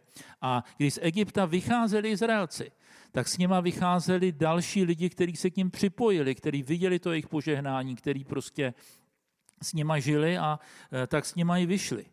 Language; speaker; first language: Czech; native; Czech